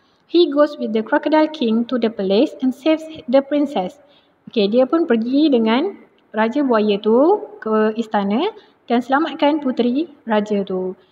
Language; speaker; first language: English; non-native, local second language; Malay